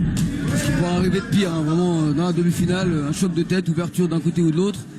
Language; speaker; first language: French; native; French